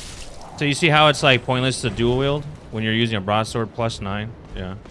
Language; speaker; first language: English; native; English